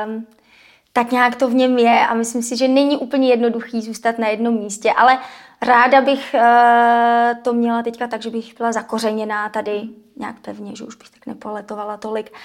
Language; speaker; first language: Czech; native; Czech